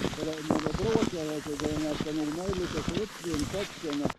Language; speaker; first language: Swedish; native; Swedish